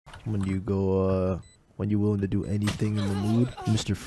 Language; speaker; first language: English; native; English